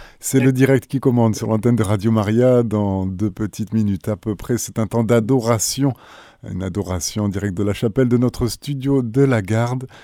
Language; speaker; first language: French; native; French